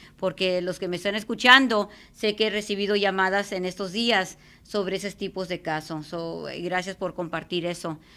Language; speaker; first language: Spanish; native; Spanish